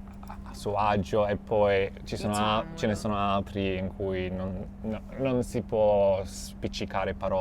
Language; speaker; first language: Italian; non-native, fluent; English